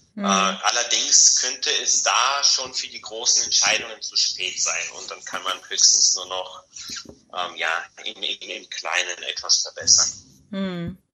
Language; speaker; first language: German; non-native, fluent; Bulgarian